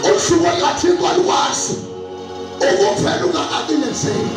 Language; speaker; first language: Zulu; non-native, local second language; Xhosa